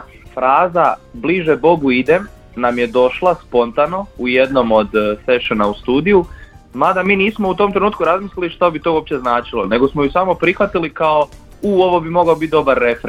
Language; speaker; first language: Croatian; native; Croatian